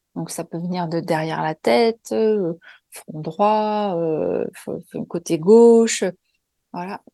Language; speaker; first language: French; native; French